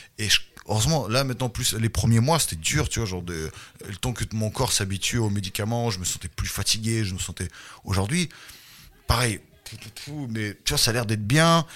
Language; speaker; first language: French; early bilingual, other home language; Russian